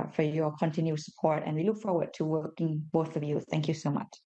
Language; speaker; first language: English; non-native, learner; Thai